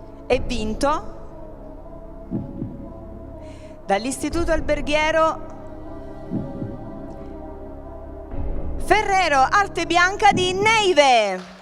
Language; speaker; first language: Italian; native; Italian